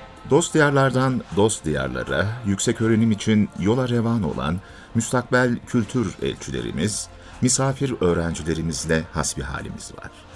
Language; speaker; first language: Turkish; native; Turkish